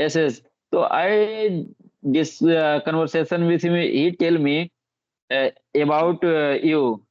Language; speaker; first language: English; non-native, learner; Hindi